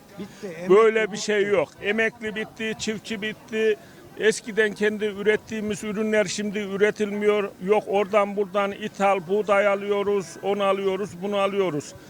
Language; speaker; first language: Turkish; native; Turkish